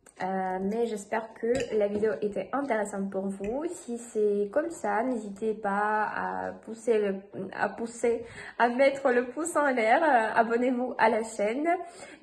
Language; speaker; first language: French; non-native, fluent; Russian